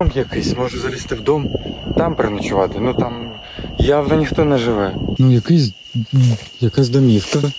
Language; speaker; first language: Ukrainian; non-native, local second language; Russian